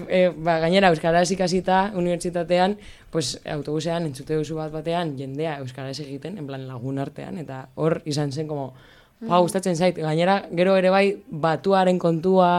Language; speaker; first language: Basque; non-native, local second language; Spanish